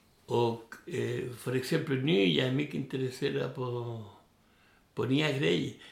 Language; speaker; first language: Swedish; non-native, learner; Spanish